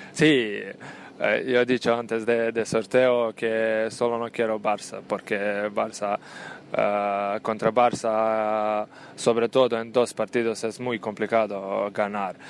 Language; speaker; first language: Spanish; non-native, learner; Serbian